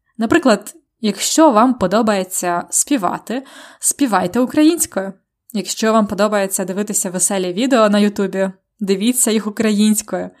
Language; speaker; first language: Ukrainian; native; Ukrainian